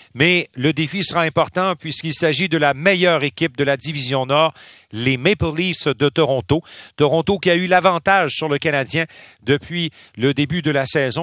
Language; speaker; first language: French; native; French